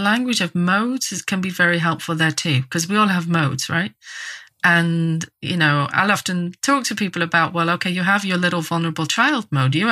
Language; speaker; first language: English; native; English